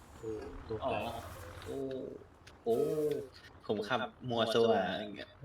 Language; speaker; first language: Thai; native; Thai